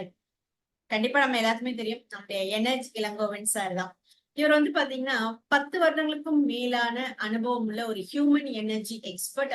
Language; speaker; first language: Tamil; native; Tamil